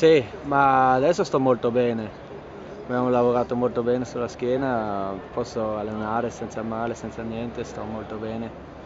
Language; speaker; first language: Italian; non-native, learner; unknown